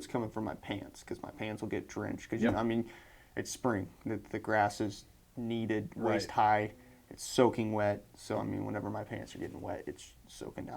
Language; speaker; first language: English; native; English